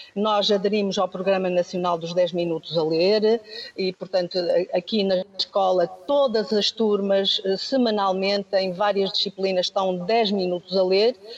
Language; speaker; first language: Portuguese; native; Portuguese